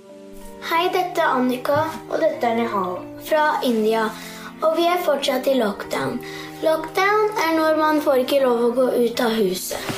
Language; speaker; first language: Norwegian; early bilingual, heritage; Norwegian